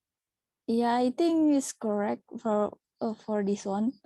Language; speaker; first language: English; non-native, learner; Indonesian